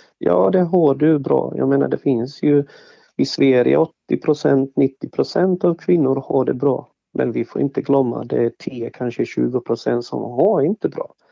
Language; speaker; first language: Swedish; non-native, fluent; Bosnian